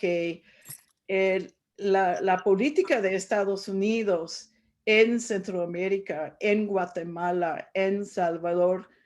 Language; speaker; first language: Spanish; non-native, fluent; English